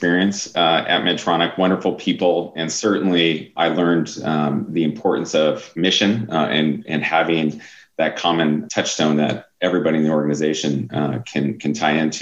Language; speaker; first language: English; native; English